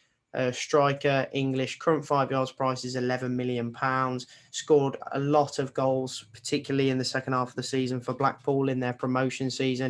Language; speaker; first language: English; native; English